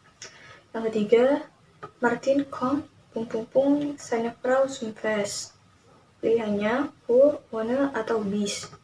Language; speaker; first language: German; non-native, learner; Indonesian